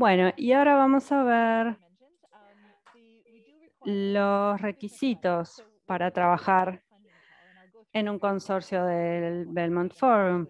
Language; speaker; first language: Spanish; native; Spanish